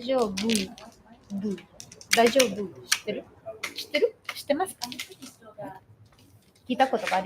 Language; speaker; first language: Japanese; non-native, learner; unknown